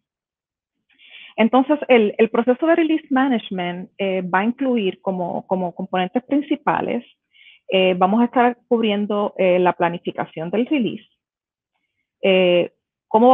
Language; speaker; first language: Spanish; native; Spanish